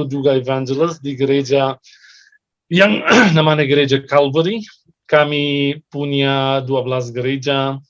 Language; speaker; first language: Indonesian; non-native, fluent; Arabic